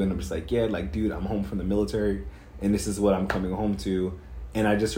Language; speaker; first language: English; native; English